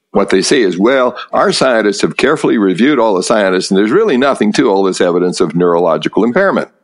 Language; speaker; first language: English; native; English